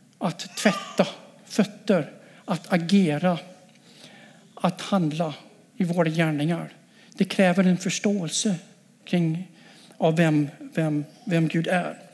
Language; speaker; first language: Swedish; non-native, fluent; English